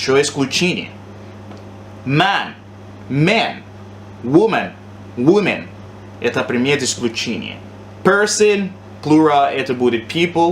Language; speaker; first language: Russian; non-native, learner; English